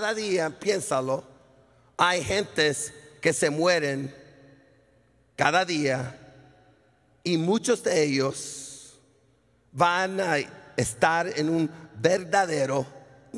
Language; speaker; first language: Spanish; early bilingual, heritage; Spanish